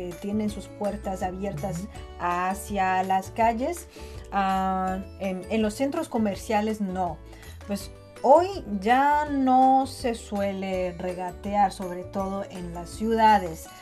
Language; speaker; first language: Spanish; non-native, fluent; Chinese